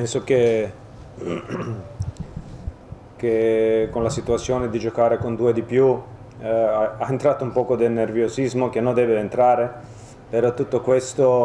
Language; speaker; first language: Italian; non-native, fluent; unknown